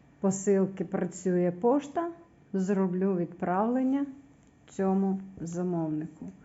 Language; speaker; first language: Ukrainian; native; Ukrainian